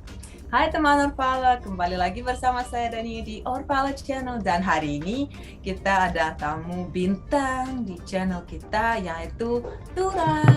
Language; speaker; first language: Indonesian; non-native, fluent; Russian